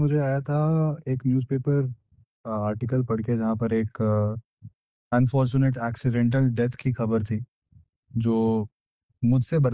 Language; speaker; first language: Hindi; native; Hindi